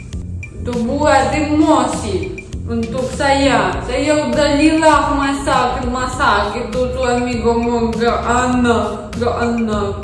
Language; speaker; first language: Indonesian; non-native, learner; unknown